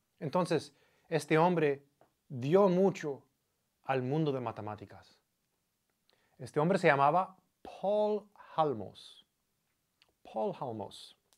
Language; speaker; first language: Spanish; non-native, fluent; English